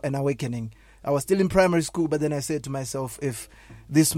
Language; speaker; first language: English; non-native, local second language; Shona